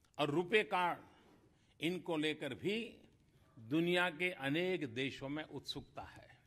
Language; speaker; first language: Hindi; native; Hindi